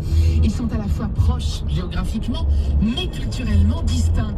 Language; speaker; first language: French; native; French